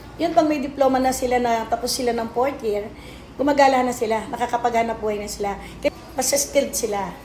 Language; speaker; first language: Filipino; non-native, local second language; Pampanga